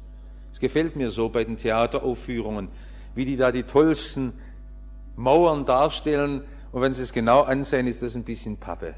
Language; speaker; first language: German; native; German